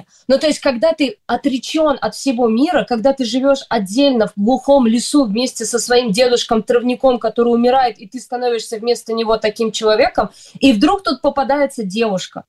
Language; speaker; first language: Russian; native; Russian